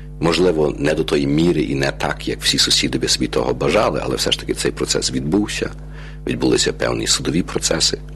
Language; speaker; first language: Ukrainian; early bilingual, heritage; Ukrainian